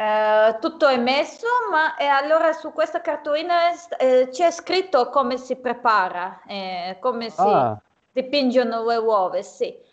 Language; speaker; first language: Italian; non-native, fluent; Serbian